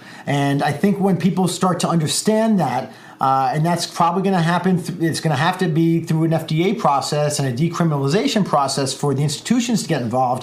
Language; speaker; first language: English; native; English